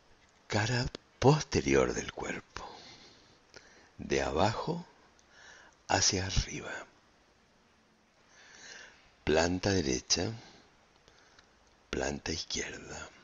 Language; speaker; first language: Spanish; native; Spanish